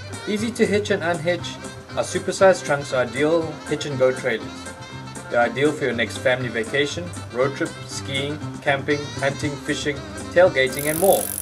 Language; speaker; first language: English; native; English